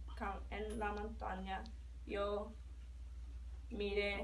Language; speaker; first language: Spanish; non-native, learner; English